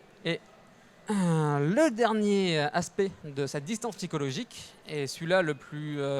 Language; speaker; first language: French; native; French